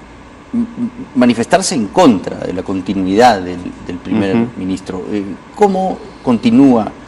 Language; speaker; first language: Spanish; native; Spanish